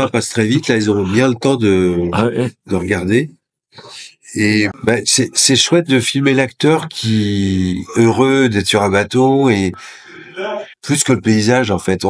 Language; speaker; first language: French; native; French